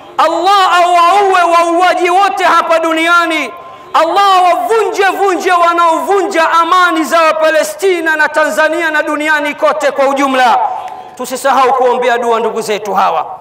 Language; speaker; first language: Swahili; native; Swahili